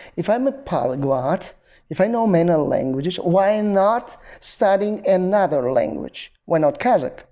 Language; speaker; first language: English; non-native, learner; Kazakh